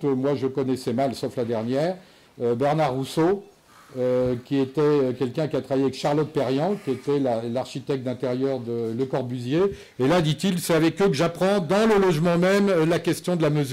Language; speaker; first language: French; native; French